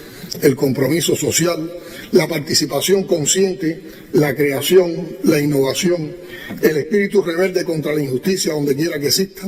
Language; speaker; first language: Spanish; native; Spanish